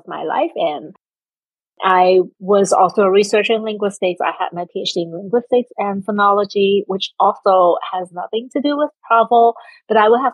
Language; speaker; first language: English; non-native, local second language; Cantonese